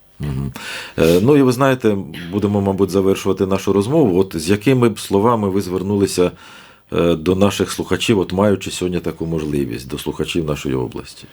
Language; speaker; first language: Ukrainian; native; Ukrainian